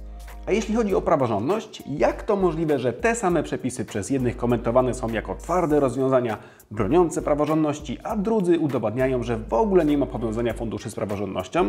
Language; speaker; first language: Polish; native; Polish